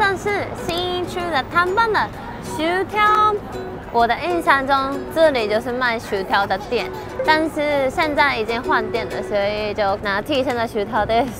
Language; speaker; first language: Chinese; non-native, fluent; Japanese